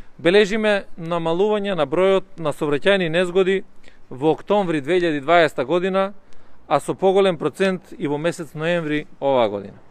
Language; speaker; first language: Macedonian; native; Macedonian